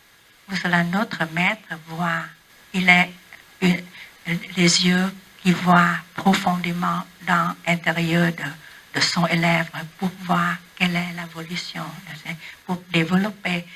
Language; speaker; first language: French; non-native, learner; Vietnamese